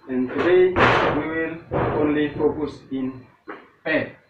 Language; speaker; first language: English; non-native, learner; Indonesian